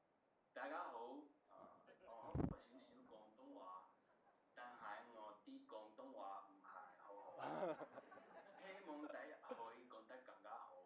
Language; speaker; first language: Cantonese; non-native, learner; Slovak